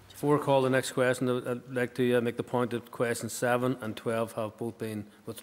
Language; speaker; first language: English; native; English